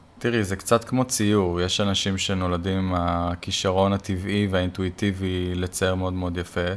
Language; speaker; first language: Hebrew; native; Hebrew